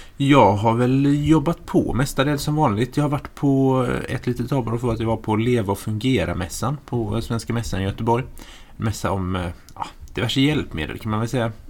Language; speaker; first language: Swedish; native; Swedish